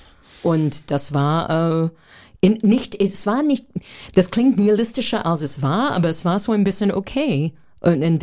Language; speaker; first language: German; non-native, fluent; English